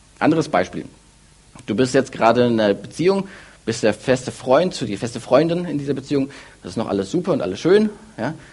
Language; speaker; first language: German; early bilingual, other home language; Russian